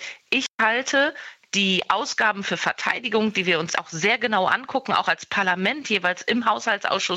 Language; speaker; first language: German; native; German